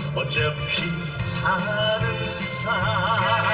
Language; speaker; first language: Korean; native; Korean